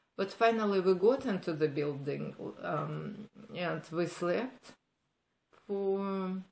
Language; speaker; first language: English; non-native, fluent; Ukrainian